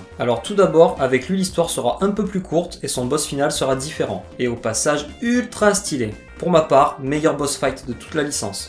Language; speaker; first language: French; native; French